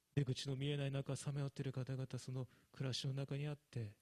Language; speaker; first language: Japanese; native; Japanese